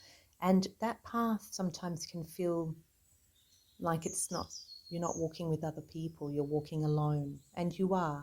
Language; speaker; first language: English; native; English